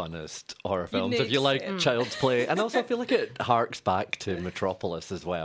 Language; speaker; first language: English; native; English